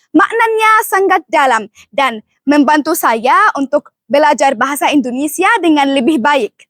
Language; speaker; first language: Indonesian; non-native, learner; Arabic